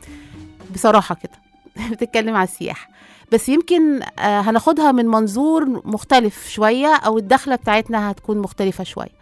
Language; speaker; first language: Arabic; native; Arabic